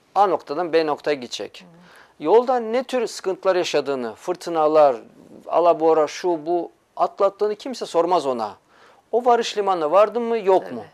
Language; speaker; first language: Turkish; early bilingual, heritage; Turkish